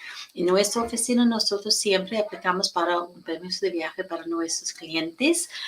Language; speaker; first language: Spanish; non-native, learner; English